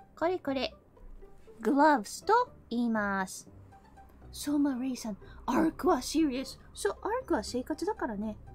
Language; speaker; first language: Japanese; non-native, fluent; English